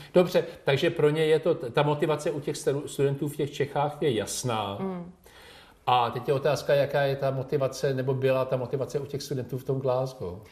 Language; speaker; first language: Czech; native; Czech